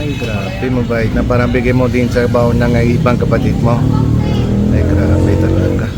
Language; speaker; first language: Filipino; non-native, local second language; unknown